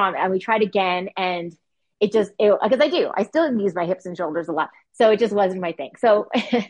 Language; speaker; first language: English; native; English